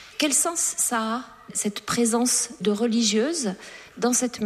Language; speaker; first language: French; native; French